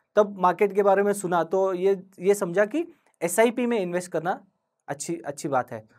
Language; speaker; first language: Hindi; non-native, local second language; Marathi